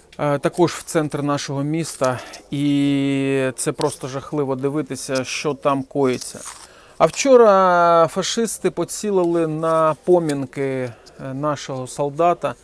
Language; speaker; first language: Ukrainian; non-native, local second language; Russian